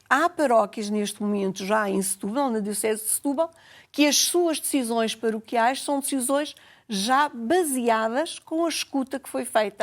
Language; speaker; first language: Portuguese; native; Portuguese